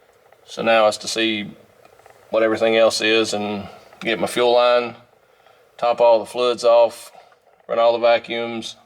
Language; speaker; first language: English; native; English